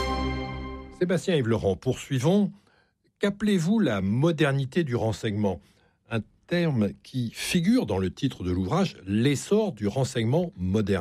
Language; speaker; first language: French; native; French